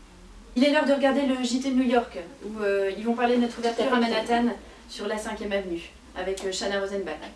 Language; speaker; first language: French; native; French